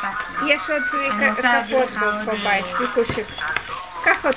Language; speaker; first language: Hebrew; non-native, fluent; Russian